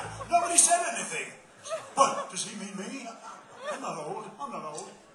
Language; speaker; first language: English; native; English